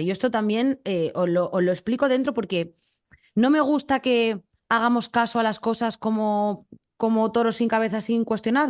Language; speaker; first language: Spanish; native; Spanish